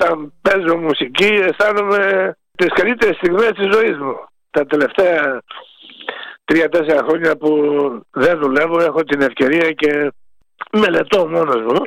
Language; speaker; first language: Greek; native; Greek